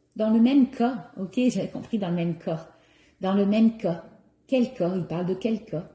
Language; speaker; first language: French; native; French